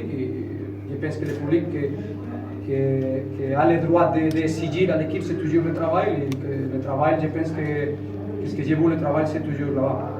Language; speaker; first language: French; non-native, fluent; Spanish